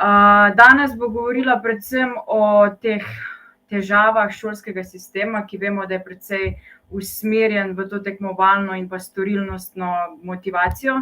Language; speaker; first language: Slovenian; native; Slovenian